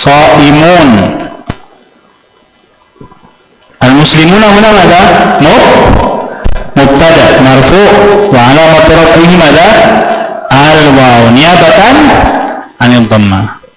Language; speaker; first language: Arabic; non-native, fluent; Indonesian